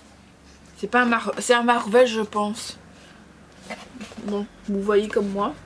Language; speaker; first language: French; native; French